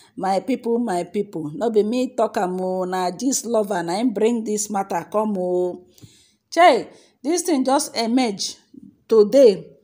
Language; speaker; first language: Nigerian Pidgin; non-native, local second language; Yoruba